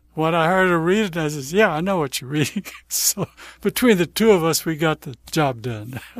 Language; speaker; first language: English; early bilingual, other home language; German